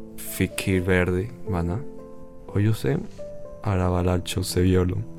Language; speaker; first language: Turkish; non-native, learner; Spanish